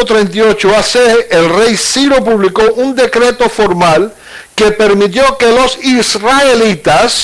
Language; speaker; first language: Spanish; native; Spanish